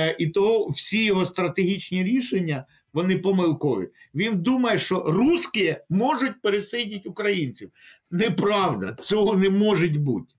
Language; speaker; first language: Ukrainian; non-native, local second language; Russian